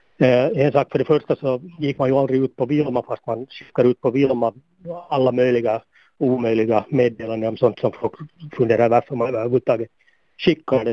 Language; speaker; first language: Swedish; native; Swedish